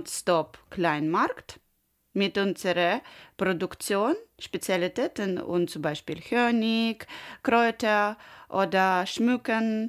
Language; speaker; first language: German; non-native, learner; Ukrainian